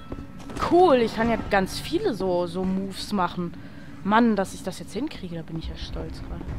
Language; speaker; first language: German; native; German